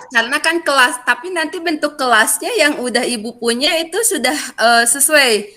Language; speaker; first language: Indonesian; native; Indonesian